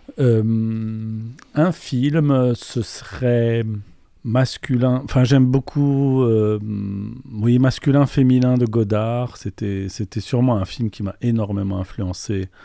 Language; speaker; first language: French; non-native, local second language; Polish